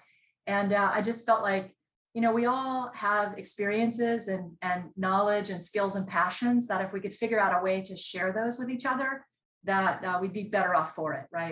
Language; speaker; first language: English; native; English